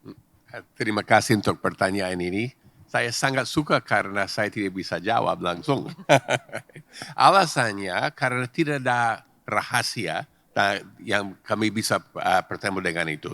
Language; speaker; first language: Indonesian; non-native, fluent; English